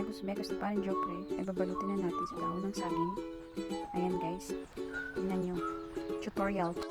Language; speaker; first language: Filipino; non-native, local second language; Iloko